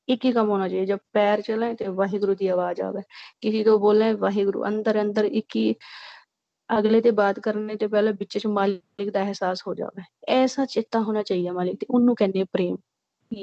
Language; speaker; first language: Hindi; non-native, local second language; Punjabi